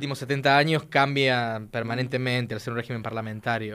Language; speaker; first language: Spanish; native; Spanish